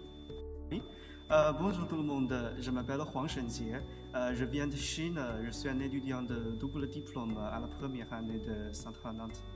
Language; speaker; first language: French; non-native, fluent; Chinese